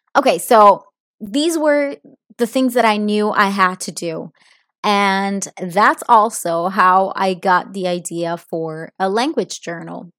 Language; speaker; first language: English; non-native, fluent; Italian